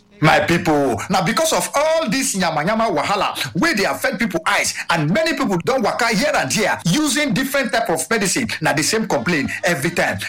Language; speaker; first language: Nigerian Pidgin; non-native, local second language; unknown